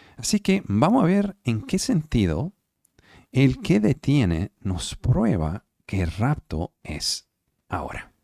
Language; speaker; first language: Spanish; non-native, fluent; Italian